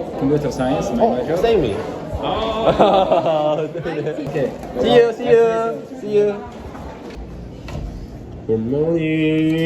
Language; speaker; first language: English; non-native, learner; Korean